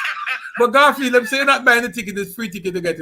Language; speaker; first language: English; native; English